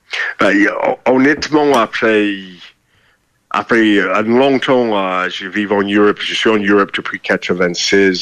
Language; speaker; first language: French; non-native, fluent; English